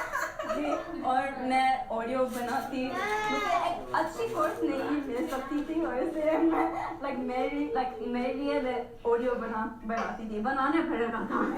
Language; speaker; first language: Hindi; non-native, learner; English